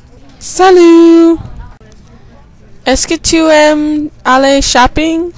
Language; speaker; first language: French; non-native, learner; English